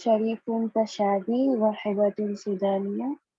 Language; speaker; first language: Arabic; non-native, learner; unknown